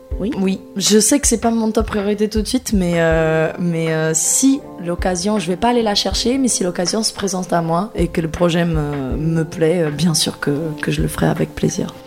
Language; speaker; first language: French; non-native, fluent; Portuguese